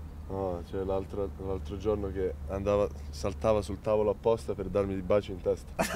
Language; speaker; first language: Italian; non-native, fluent; Serbian